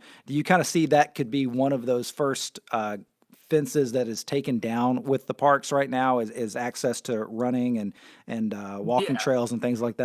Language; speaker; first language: English; native; English